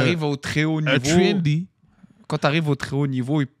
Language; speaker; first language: French; native; French